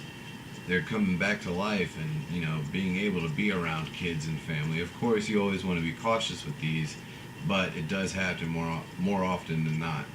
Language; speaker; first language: English; native; English